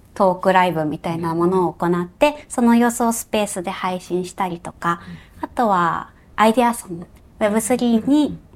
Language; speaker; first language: Japanese; native; Japanese